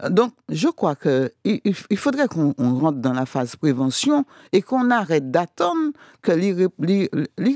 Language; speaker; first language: French; native; French